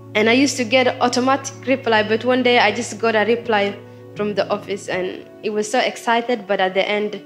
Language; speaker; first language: English; non-native, fluent; Somali